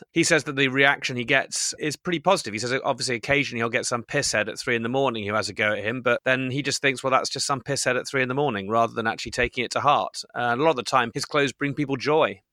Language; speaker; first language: English; native; English